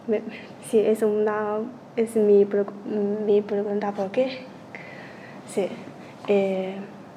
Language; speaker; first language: Spanish; non-native, learner; Chinese